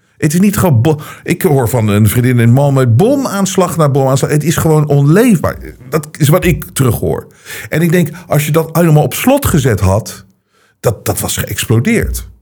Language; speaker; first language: Dutch; native; Dutch